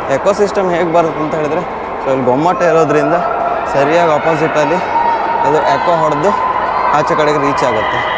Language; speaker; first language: Kannada; non-native, local second language; Tulu